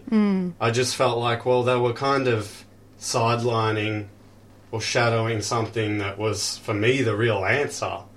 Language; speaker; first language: English; native; English